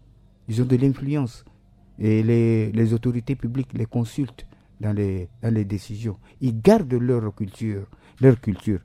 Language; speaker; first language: French; non-native, local second language; Sango